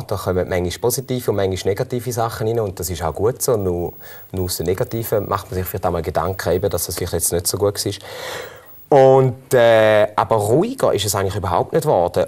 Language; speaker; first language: German; native; German